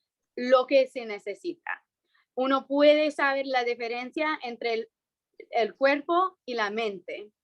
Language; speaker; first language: Spanish; non-native, fluent; English